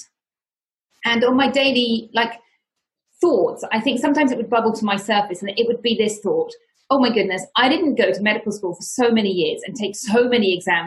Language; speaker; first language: English; native; English